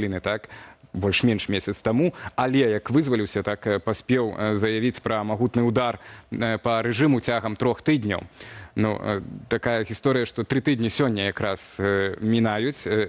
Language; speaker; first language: Belarusian; native; Belarusian